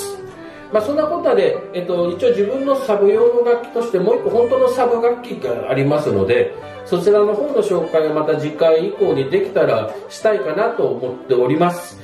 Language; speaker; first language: Japanese; native; Japanese